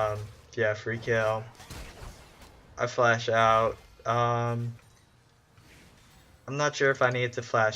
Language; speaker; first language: English; native; English